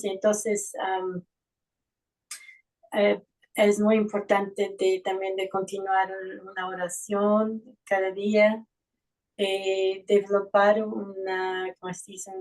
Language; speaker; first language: Spanish; non-native, fluent; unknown